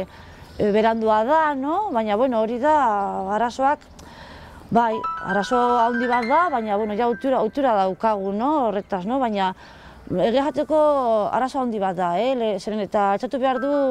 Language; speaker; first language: Basque; non-native, local second language; Spanish